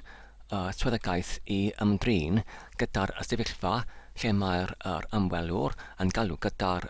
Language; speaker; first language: Welsh; non-native, learner; English